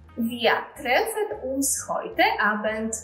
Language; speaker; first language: German; non-native, fluent; Polish